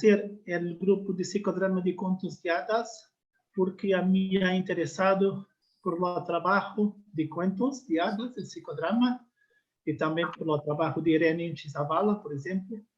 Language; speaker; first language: Spanish; non-native, learner; Portuguese